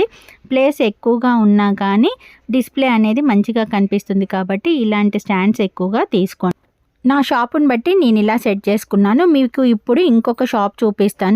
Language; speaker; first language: Telugu; native; Telugu